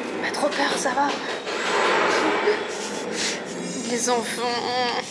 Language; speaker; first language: French; native; French